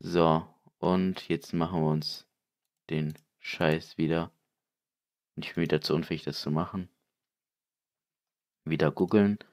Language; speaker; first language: German; native; German